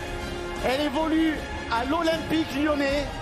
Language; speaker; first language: French; native; French